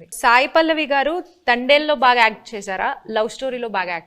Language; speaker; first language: Telugu; native; Telugu